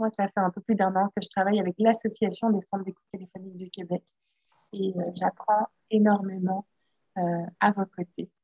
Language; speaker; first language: French; native; French